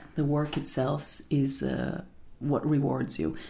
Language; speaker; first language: English; non-native, fluent; Italian